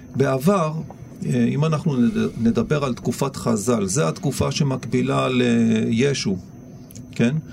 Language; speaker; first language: Hebrew; native; Hebrew